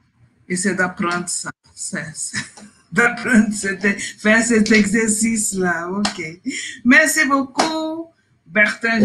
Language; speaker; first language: French; non-native, fluent; Portuguese